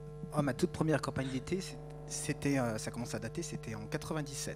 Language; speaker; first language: French; native; French